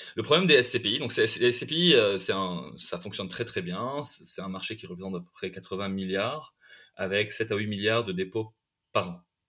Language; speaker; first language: French; non-native, local second language; Arabic